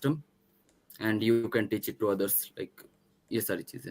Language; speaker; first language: Hindi; native; Hindi